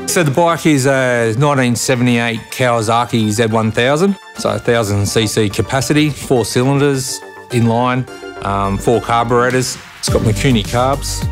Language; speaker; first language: English; native; English